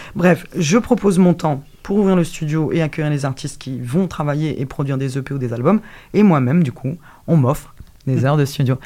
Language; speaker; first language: French; native; French